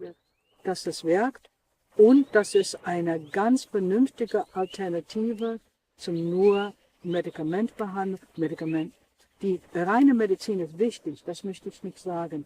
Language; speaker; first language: German; non-native, fluent; English